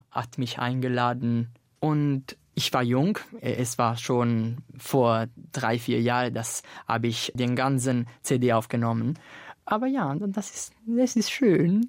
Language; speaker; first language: German; non-native, learner; Italian